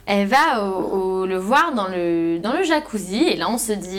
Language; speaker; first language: French; native; French